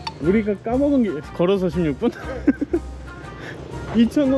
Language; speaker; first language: Korean; native; Korean